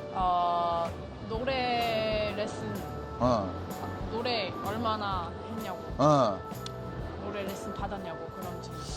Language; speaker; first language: Korean; non-native, fluent; English